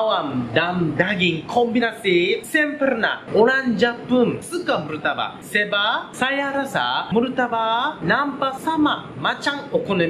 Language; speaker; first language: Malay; non-native, learner; Japanese